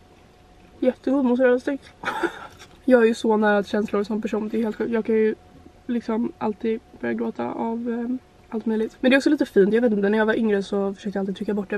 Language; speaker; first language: Swedish; native; Swedish